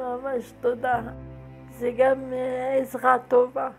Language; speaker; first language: Hebrew; non-native, fluent; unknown